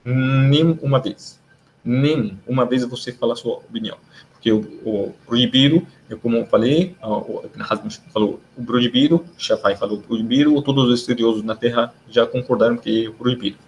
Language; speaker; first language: Portuguese; non-native, learner; Arabic